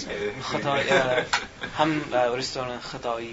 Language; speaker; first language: Persian; non-native, learner; English